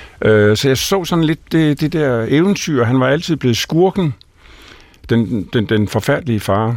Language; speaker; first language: Danish; native; Danish